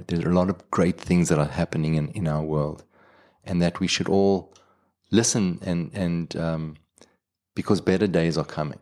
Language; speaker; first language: English; native; English